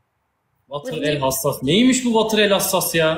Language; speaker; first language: Turkish; native; Turkish